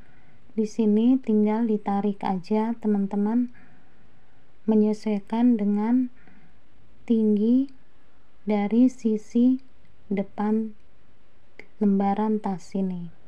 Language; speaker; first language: Indonesian; native; Indonesian